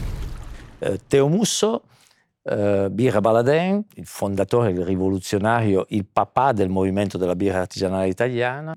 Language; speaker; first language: Italian; native; Italian